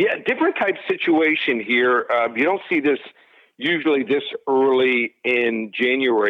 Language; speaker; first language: English; native; English